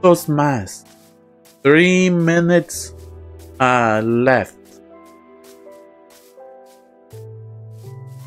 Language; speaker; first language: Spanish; non-native, learner; English